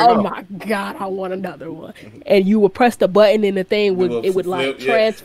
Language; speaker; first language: English; native; English